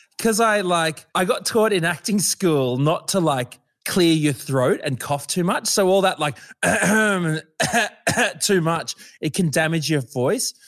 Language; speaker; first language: English; native; English